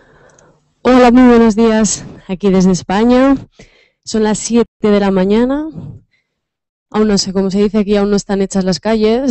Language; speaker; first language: Spanish; native; Spanish